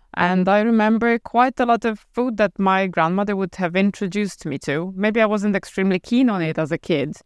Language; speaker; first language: English; non-native, fluent; Polish